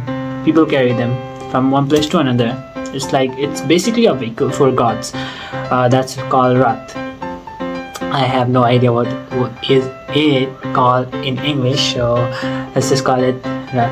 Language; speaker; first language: English; non-native, local second language; Nepali